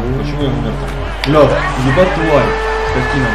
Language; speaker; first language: Russian; native; Russian